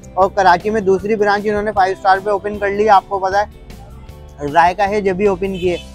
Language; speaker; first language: Urdu; native; Urdu